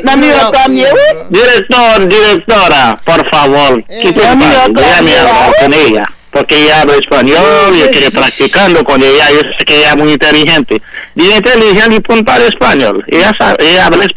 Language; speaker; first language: Spanish; non-native, learner; Haitian Creole